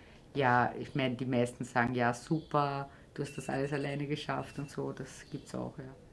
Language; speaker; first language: German; native; German